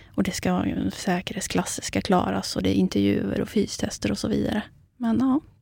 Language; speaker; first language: Swedish; early bilingual, other home language; Central Kurdish